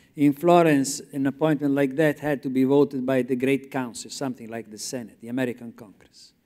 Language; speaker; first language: English; non-native, fluent; Italian